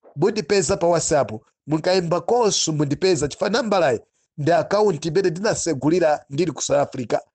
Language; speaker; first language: Nyanja; non-native, local second language; Tumbuka